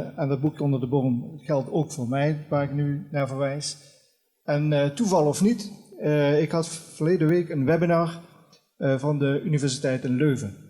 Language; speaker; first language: Dutch; native; Dutch